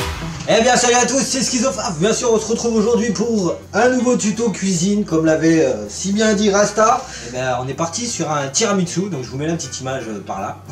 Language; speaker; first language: French; native; French